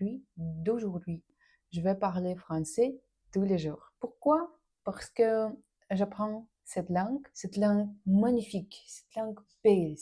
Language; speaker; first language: French; non-native, learner; Russian